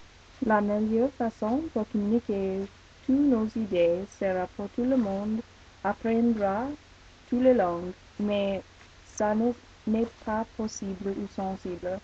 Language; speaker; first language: French; non-native, learner; English